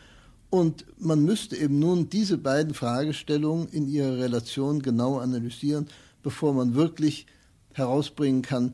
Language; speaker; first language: German; native; German